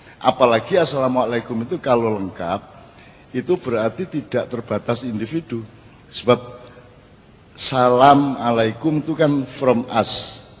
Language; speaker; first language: Indonesian; non-native, local second language; Javanese